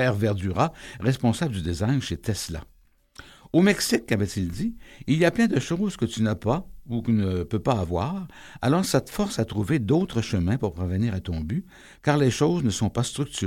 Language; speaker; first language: French; native; French